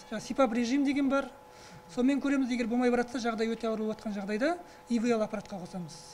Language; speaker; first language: Kazakh; non-native, local second language; Russian